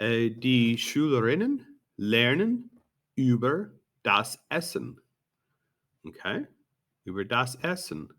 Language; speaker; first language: German; non-native, learner; English